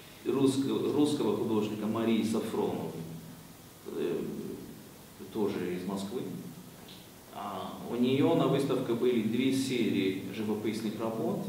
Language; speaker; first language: Russian; non-native, fluent; Swedish